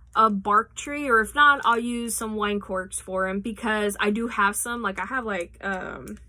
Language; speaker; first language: English; native; English